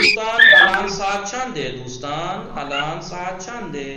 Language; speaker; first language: Persian; non-native, fluent; Urdu